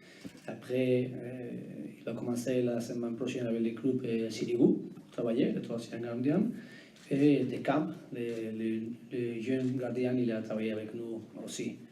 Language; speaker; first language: French; non-native, learner; Spanish